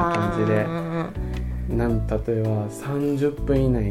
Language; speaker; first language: Japanese; non-native, fluent; Chinese